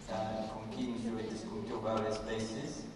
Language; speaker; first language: Spanish; non-native, fluent; English